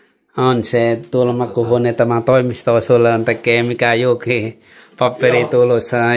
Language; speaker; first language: Finnish; non-native, learner; Vietnamese